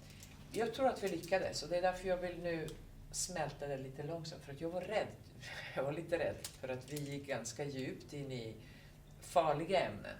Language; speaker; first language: Swedish; non-native, fluent; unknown